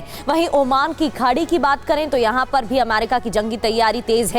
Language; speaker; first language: Hindi; native; Hindi